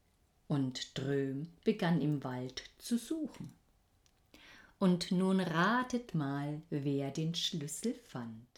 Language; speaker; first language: German; native; German